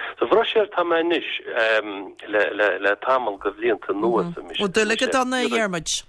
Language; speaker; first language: Irish; native; Irish